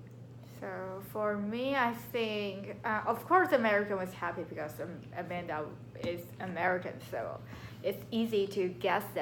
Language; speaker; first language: English; non-native, learner; Chinese